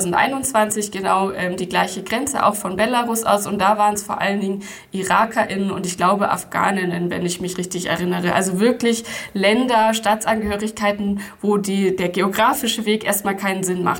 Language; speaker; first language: German; native; German